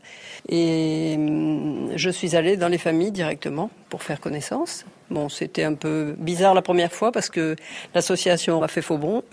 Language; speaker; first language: French; native; French